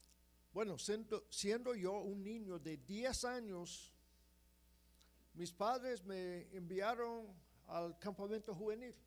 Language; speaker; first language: Spanish; non-native, fluent; English